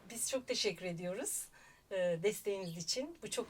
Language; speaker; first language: Turkish; native; Turkish